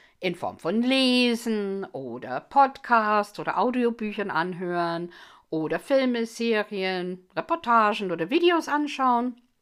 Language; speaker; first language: German; non-native, fluent; English